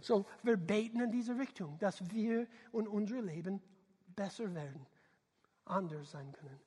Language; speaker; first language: German; non-native, learner; English